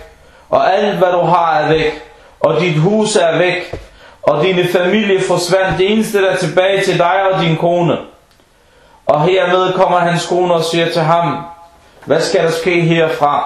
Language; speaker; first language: Danish; early bilingual, other home language; Arabic